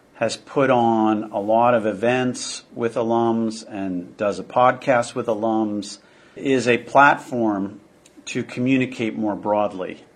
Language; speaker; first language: English; native; English